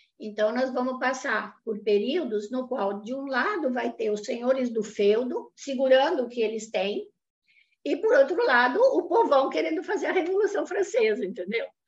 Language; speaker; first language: Portuguese; non-native, fluent; Italian